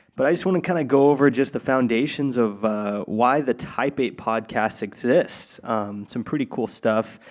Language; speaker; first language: English; native; English